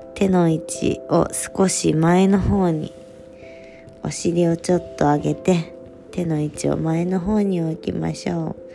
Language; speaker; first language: Japanese; native; Japanese